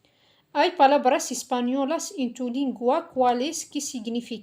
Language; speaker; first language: Spanish; non-native, fluent; French